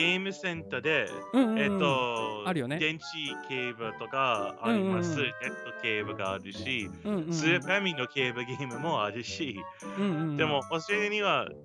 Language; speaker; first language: Japanese; non-native, learner; English